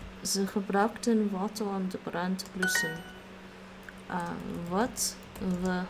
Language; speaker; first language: Dutch; non-native, learner; English